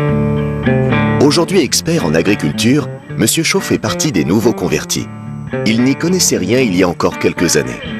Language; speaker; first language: French; native; French